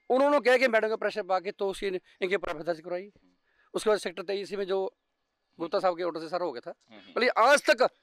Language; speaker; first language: Hindi; native; Hindi